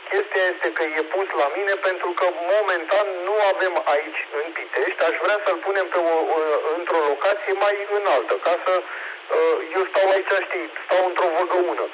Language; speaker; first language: Romanian; native; Romanian